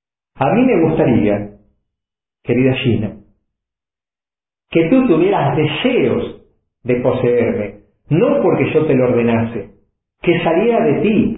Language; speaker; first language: Spanish; native; Spanish